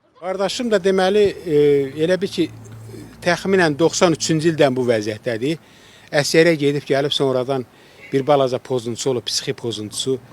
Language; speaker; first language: Azerbaijani; native; Azerbaijani